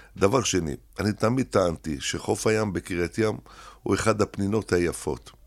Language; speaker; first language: Hebrew; early bilingual, other home language; Arabic